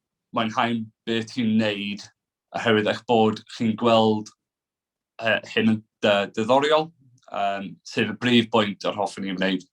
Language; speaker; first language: Welsh; non-native, local second language; English